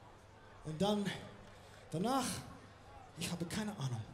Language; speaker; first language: German; non-native, learner; English